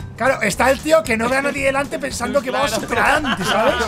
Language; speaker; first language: Spanish; native; Spanish